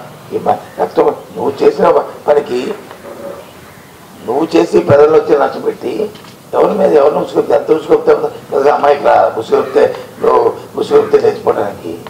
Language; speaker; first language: Telugu; native; Telugu